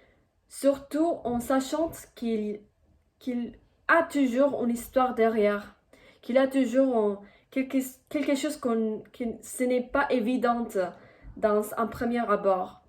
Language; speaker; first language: French; non-native, fluent; Spanish